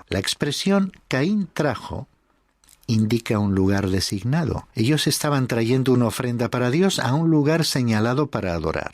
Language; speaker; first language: Spanish; native; Spanish